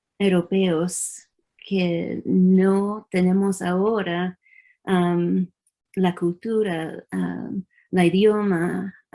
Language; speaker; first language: Spanish; early bilingual, heritage; English